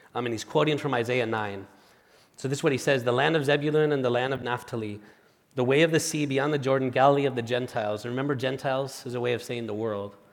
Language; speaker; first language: English; non-native, fluent; Spanish